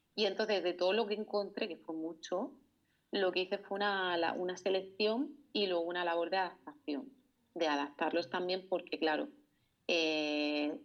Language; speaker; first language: Spanish; native; Spanish